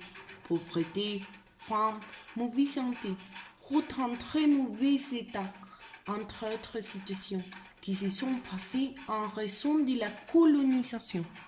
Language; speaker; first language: French; non-native, learner; Spanish